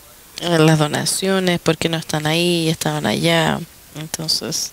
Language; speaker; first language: Spanish; non-native, fluent; English